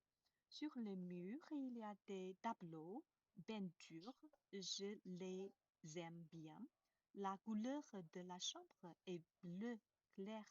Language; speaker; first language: French; non-native, learner; Chinese